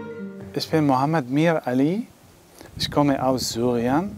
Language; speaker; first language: German; non-native, learner; Arabic